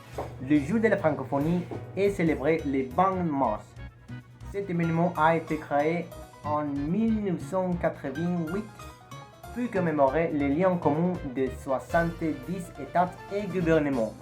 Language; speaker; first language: French; non-native, learner; Spanish